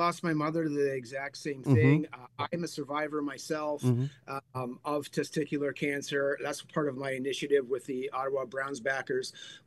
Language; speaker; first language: English; native; English